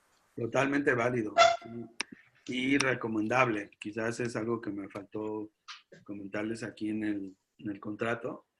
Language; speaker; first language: Spanish; native; Spanish